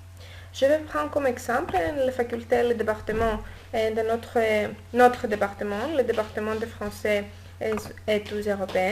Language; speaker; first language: French; non-native, learner; Greek